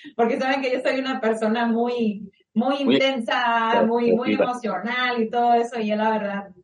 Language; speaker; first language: Spanish; early bilingual, heritage; Spanish